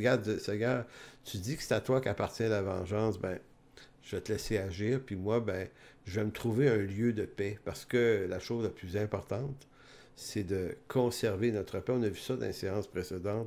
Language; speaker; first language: French; native; French